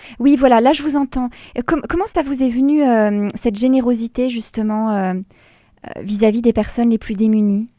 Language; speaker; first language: French; native; French